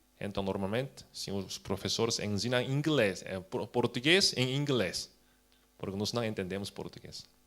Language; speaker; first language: Portuguese; non-native, fluent; Korean